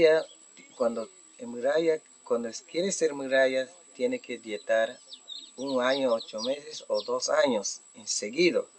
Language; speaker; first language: Spanish; non-native, local second language; Shipibo-Conibo